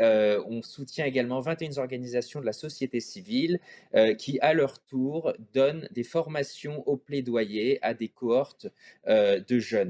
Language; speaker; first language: French; native; French